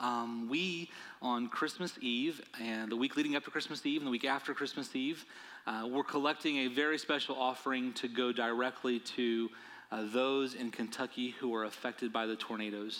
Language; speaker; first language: English; native; English